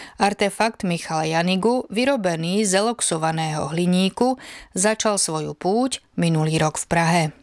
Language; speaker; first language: Slovak; native; Slovak